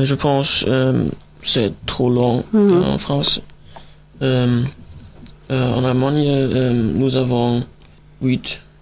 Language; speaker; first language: French; non-native, learner; German